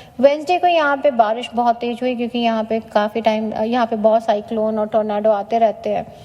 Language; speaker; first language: Hindi; native; Hindi